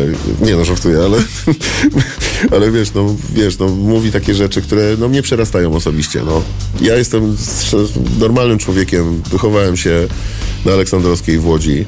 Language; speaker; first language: Polish; native; Polish